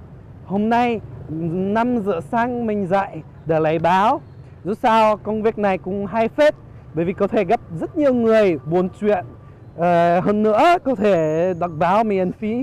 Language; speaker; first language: Vietnamese; non-native, fluent; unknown